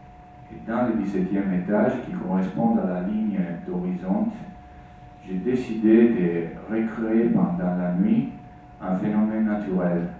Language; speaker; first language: French; non-native, fluent; Italian